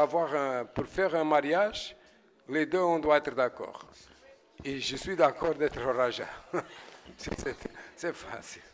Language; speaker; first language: French; non-native, fluent; Portuguese